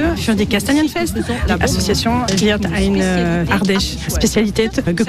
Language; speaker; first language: German; non-native, learner; French